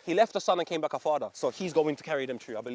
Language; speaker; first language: English; native; English